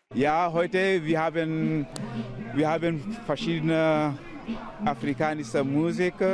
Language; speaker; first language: German; non-native, learner; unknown